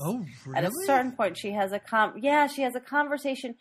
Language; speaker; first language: English; native; English